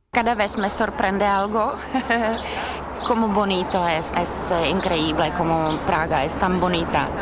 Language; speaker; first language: Spanish; non-native, learner; Czech